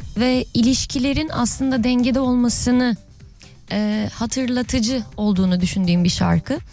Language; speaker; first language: Turkish; early bilingual, heritage; Turkish